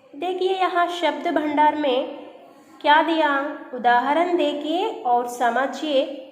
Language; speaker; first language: Hindi; non-native, local second language; Telugu